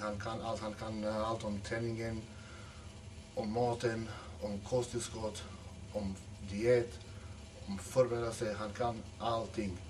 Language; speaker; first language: Swedish; non-native, fluent; Macedonian